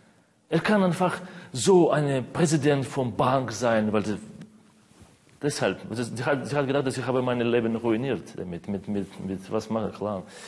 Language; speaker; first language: German; non-native, learner; Russian